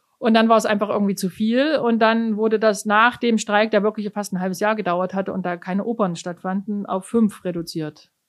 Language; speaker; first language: German; native; German